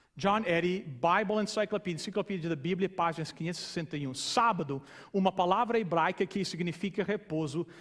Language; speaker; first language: Portuguese; non-native, fluent; English